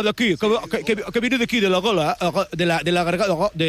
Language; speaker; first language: Spanish; native; Spanish